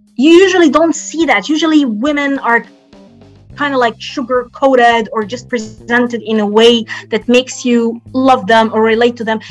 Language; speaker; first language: English; non-native, fluent; Arabic